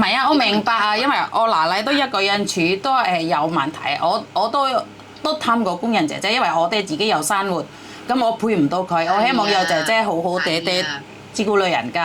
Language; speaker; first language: Cantonese; non-native, fluent; Javanese